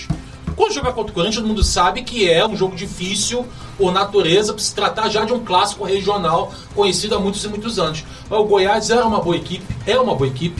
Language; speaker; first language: Portuguese; native; Portuguese